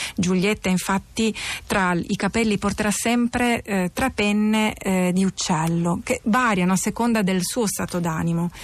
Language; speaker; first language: Italian; native; Italian